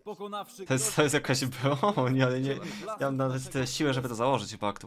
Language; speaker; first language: Polish; native; Polish